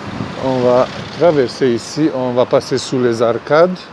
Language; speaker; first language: French; non-native, fluent; Hungarian